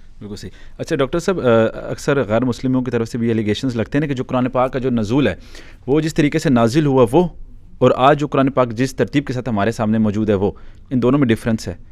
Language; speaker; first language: Urdu; native; Urdu